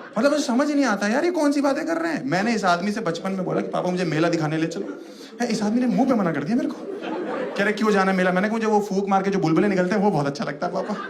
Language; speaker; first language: Hindi; native; Hindi